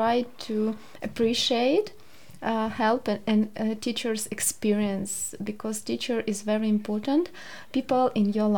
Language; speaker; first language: English; non-native, learner; Ukrainian